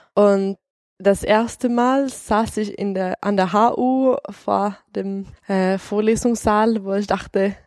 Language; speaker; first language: German; non-native, fluent; Swedish